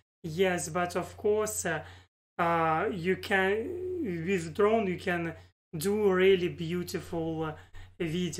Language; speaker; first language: English; non-native, learner; Russian